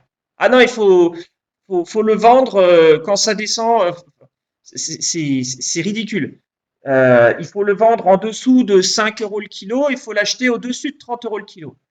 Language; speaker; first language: French; native; French